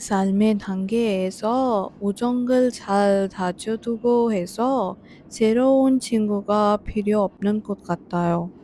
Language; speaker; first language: Korean; non-native, fluent; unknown